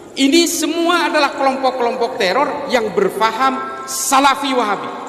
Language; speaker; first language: Indonesian; non-native, local second language; Madurese